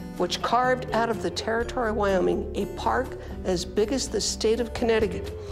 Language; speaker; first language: English; native; English